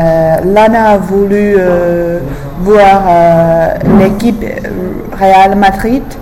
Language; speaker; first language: French; non-native, fluent; English